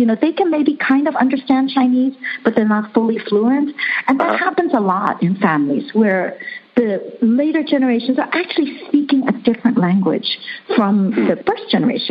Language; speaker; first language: English; early bilingual, other home language; Chinese